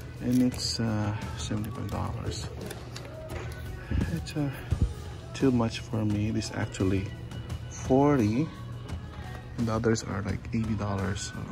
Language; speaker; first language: English; non-native, fluent; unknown